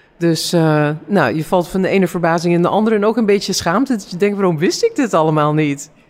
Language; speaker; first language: Dutch; non-native, fluent; English